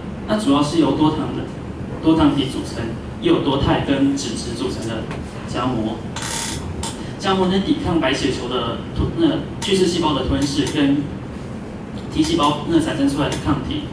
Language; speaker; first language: Chinese; native; Chinese